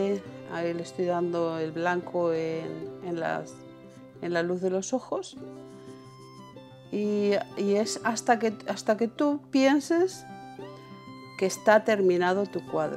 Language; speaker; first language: Spanish; native; Spanish